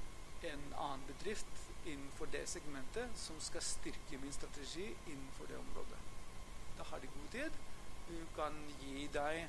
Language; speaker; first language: Norwegian; non-native, fluent; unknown